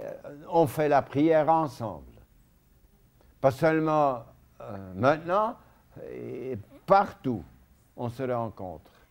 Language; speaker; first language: French; non-native, local second language; German